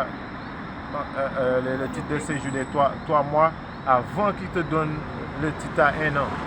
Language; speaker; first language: French; non-native, local second language; Haitian Creole